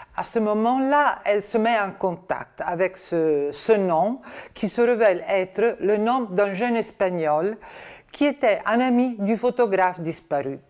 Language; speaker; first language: French; non-native, fluent; Italian